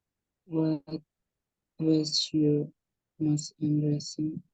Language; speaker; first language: English; non-native, learner; Indonesian